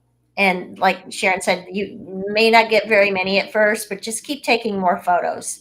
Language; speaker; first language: English; native; English